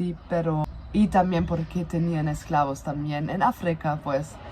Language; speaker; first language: Spanish; non-native, fluent; German